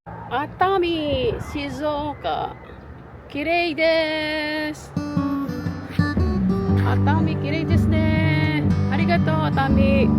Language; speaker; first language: Japanese; non-native, learner; Filipino